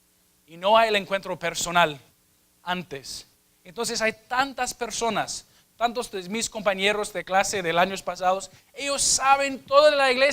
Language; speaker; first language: Spanish; non-native, fluent; English